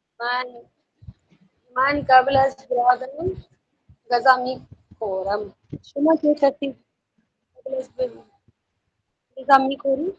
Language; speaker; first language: Persian; non-native, learner; Urdu